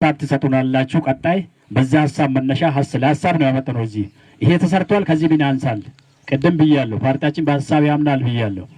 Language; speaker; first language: Amharic; non-native, local second language; Sidamo